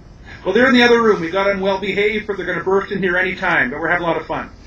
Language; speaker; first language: English; native; English